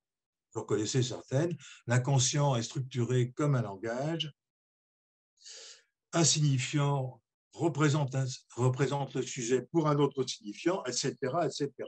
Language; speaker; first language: French; native; French